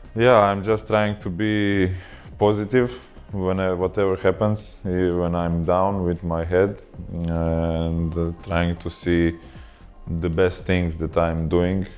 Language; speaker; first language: English; non-native, fluent; Croatian